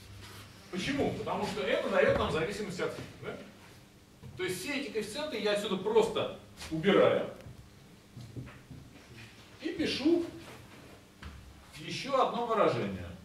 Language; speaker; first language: Russian; native; Russian